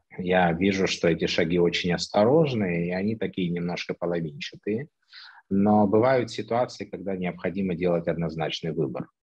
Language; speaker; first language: Russian; native; Russian